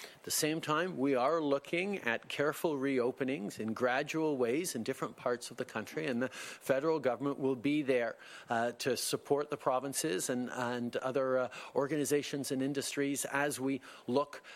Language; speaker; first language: English; early bilingual, other home language; French